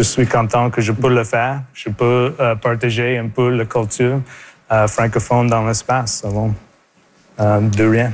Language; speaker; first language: French; non-native, local second language; English